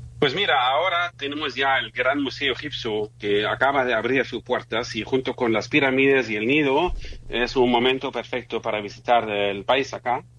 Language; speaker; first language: Spanish; non-native, fluent; German